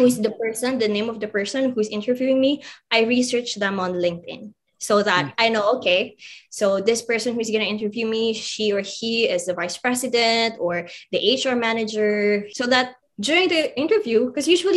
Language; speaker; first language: English; non-native, local second language; Cebuano